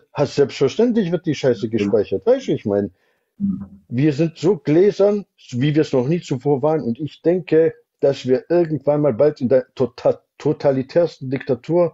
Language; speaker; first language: German; native; German